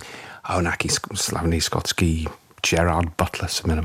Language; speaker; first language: Czech; non-native, fluent; English